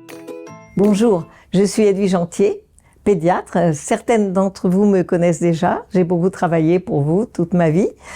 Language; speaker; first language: French; native; French